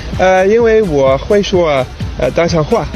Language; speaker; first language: Chinese; non-native, learner; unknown